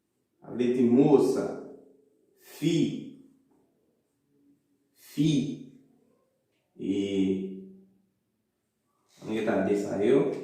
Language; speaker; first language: French; non-native, local second language; Haitian Creole